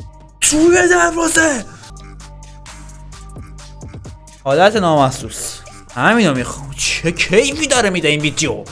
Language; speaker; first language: Persian; native; Persian